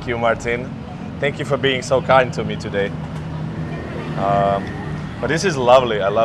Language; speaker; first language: English; non-native, fluent; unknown